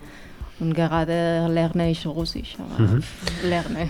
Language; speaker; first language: German; non-native, fluent; Spanish